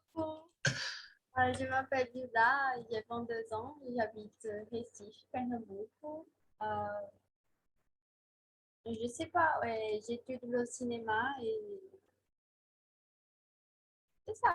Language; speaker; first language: French; non-native, learner; Portuguese